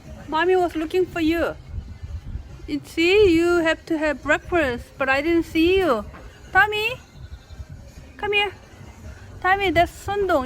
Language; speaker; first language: English; non-native, fluent; Korean